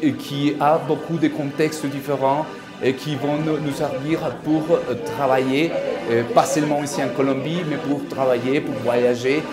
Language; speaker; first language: French; non-native, fluent; Spanish